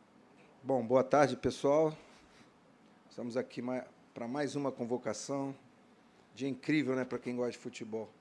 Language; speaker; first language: Portuguese; native; Portuguese